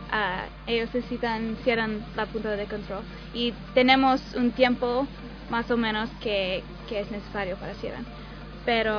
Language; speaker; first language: Spanish; non-native, learner; English